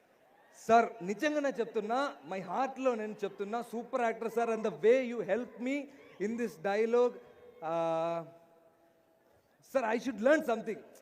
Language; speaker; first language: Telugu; non-native, learner; Malayalam